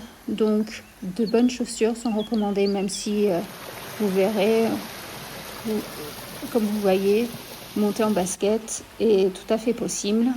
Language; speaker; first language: French; native; French